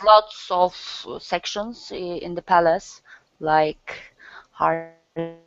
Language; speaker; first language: English; non-native, learner; Turkish